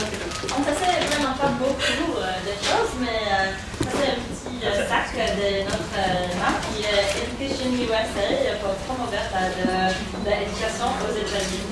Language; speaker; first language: French; non-native, fluent; English